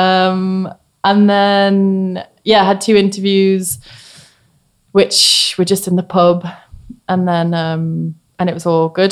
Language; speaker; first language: English; native; English